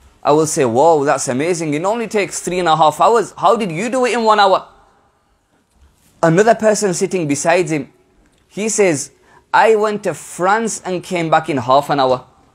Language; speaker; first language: English; early bilingual, other home language; Urdu